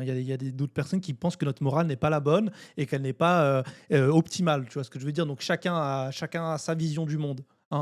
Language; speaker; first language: French; native; French